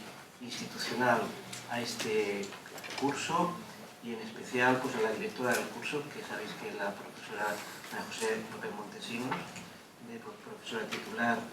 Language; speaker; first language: Spanish; native; Spanish